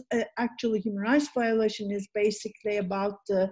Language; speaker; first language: English; non-native, fluent; Turkish